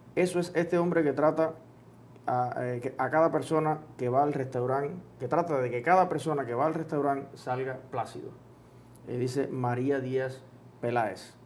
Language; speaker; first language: Spanish; native; Spanish